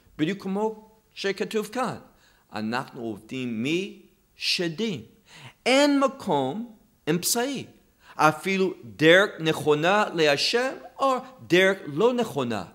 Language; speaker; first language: Hebrew; non-native, fluent; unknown